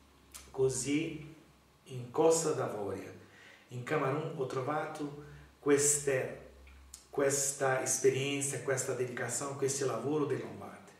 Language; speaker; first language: Italian; non-native, learner; Portuguese